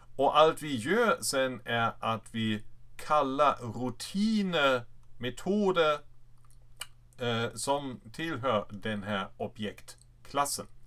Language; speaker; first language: Swedish; non-native, fluent; German